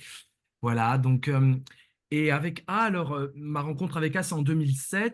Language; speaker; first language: French; native; French